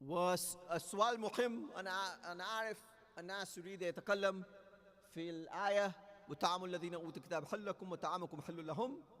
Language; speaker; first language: Arabic; non-native, fluent; English